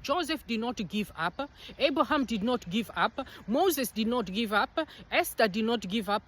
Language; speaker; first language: English; non-native, fluent; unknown